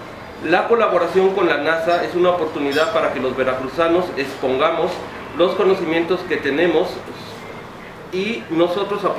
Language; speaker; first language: Spanish; native; Spanish